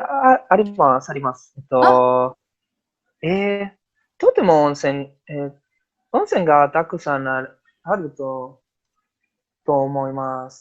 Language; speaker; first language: Japanese; non-native, learner; Italian